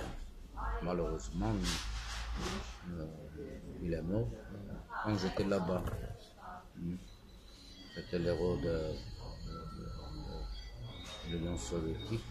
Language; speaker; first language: French; non-native, fluent; Armenian